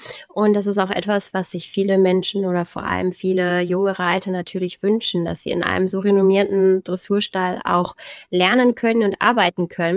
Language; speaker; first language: German; native; German